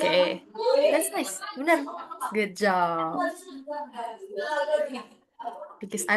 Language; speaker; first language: English; non-native, fluent; Indonesian